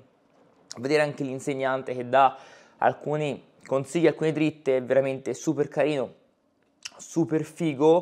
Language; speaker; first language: Italian; native; Italian